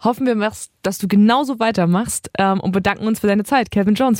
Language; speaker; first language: German; native; German